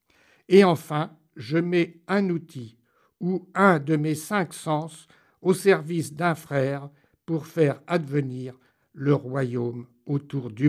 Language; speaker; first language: French; native; French